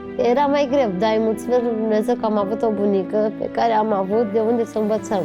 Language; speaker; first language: Romanian; non-native, local second language; Romany